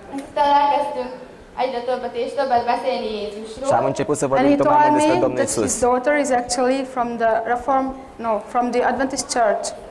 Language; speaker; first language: English; non-native, learner; Hungarian